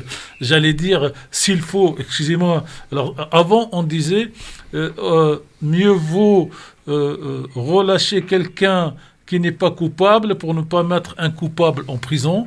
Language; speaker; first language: French; native; French